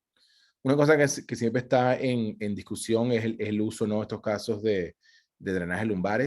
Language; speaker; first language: Spanish; native; Spanish